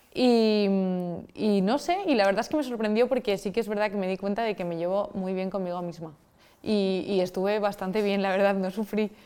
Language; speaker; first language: Spanish; native; Spanish